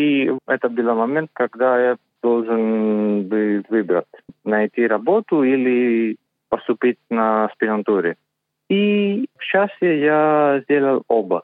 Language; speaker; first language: Russian; non-native, learner; Greek